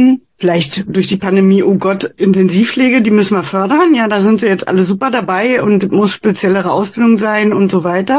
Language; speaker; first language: German; native; German